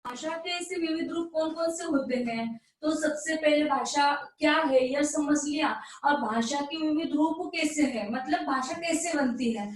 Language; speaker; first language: Hindi; non-native, local second language; Marathi